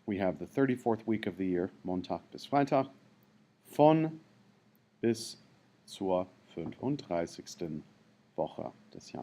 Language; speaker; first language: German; non-native, fluent; English